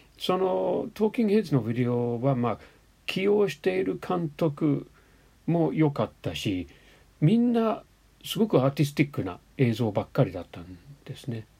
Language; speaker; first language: Japanese; non-native, fluent; English